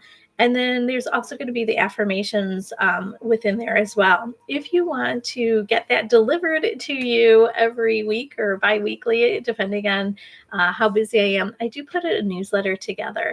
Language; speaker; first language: English; native; English